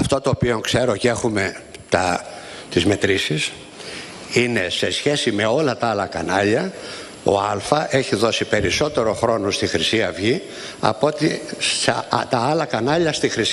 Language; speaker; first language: Greek; native; Greek